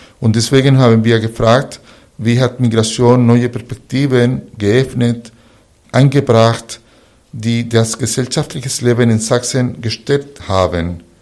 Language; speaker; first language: German; non-native, fluent; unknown